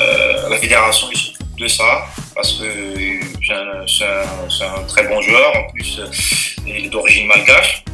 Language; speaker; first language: French; non-native, local second language; Malagasy